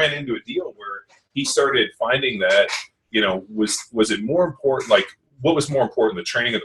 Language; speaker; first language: English; native; English